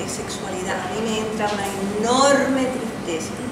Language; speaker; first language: Spanish; early bilingual, heritage; Spanish